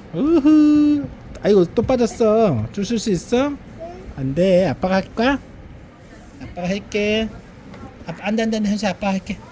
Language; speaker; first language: Korean; native; Korean